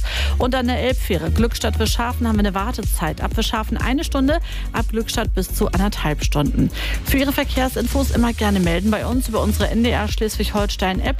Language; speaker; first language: German; native; German